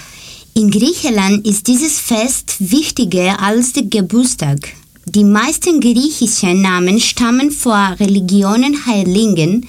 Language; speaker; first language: German; non-native, learner; Greek